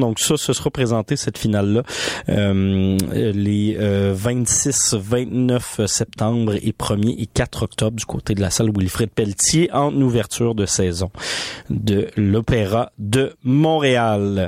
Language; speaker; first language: French; native; French